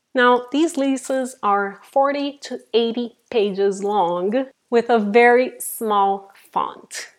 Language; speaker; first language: English; non-native, fluent; Portuguese